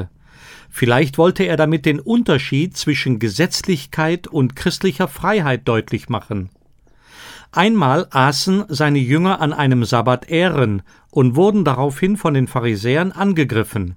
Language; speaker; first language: German; native; German